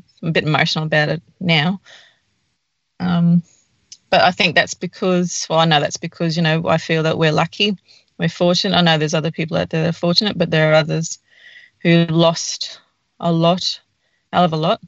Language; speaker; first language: English; native; English